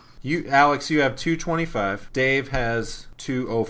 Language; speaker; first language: English; native; English